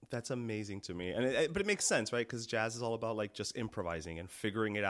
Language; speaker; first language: English; early bilingual, other home language; Spanish